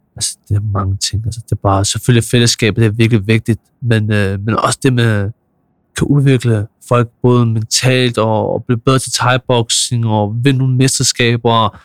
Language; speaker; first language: Danish; early bilingual, other home language; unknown